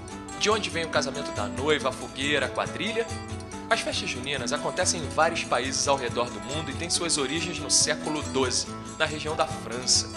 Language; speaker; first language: Portuguese; native; Portuguese